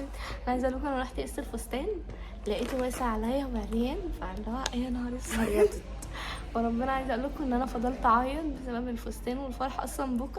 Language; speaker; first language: Arabic; native; Arabic